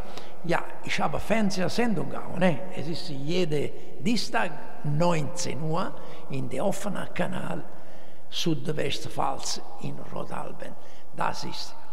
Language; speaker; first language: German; non-native, learner; Italian